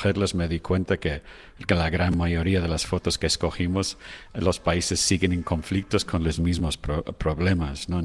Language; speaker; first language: Spanish; non-native, fluent; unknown